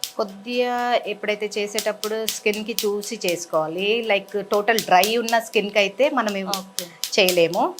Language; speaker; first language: Telugu; non-native, local second language; Bangla